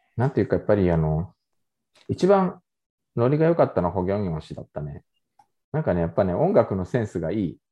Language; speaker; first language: Japanese; native; Japanese